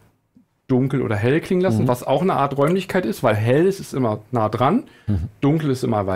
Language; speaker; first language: German; native; German